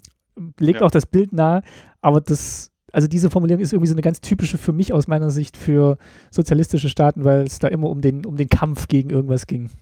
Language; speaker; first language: German; native; German